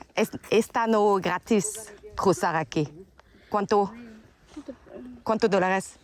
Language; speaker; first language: Spanish; non-native, learner; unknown